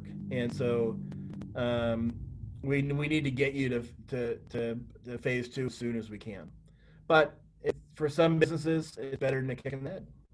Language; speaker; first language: English; native; English